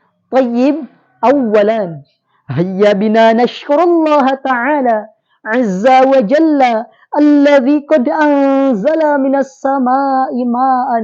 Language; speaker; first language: Arabic; non-native, learner; Indonesian